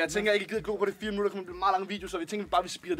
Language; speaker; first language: Danish; native; Danish